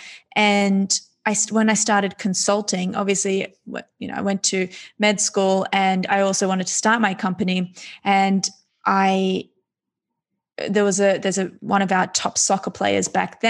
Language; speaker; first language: English; native; English